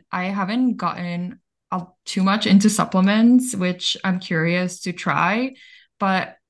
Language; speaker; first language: English; early bilingual, other home language; Bulgarian